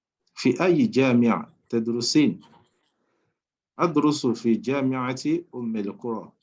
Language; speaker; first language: Arabic; non-native, fluent; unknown